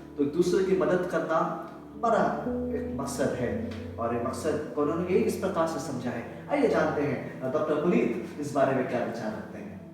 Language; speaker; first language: Hindi; native; Hindi